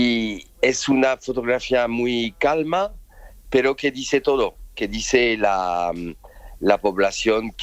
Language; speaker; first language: Spanish; non-native, fluent; French